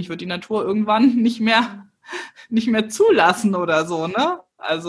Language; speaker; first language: German; native; German